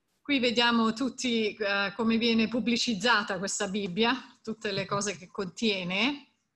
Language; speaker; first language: Italian; native; Italian